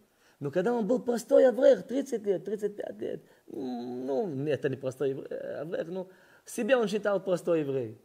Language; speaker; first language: Russian; early bilingual, heritage; Russian